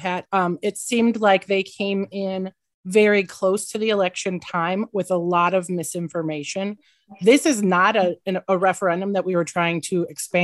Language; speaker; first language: English; native; English